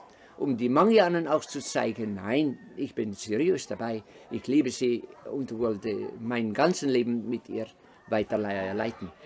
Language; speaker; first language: German; non-native, fluent; Dutch